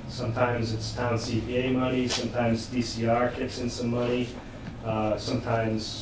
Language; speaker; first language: English; native; English